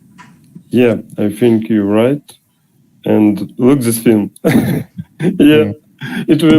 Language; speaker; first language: English; non-native, learner; Russian